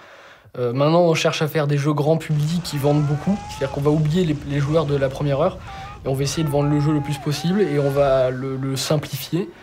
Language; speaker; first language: French; native; French